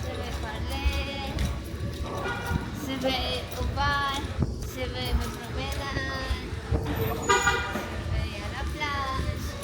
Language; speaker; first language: French; non-native, learner; Spanish